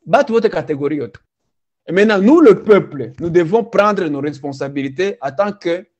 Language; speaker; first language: French; non-native, local second language; Swahili